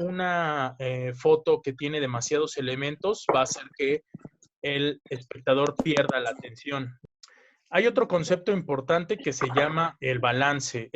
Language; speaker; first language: Spanish; native; Spanish